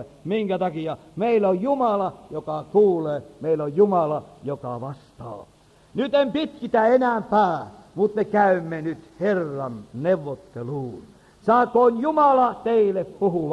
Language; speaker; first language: Finnish; native; Finnish